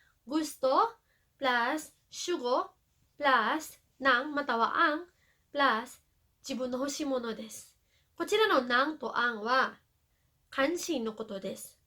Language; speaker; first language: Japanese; non-native, fluent; Filipino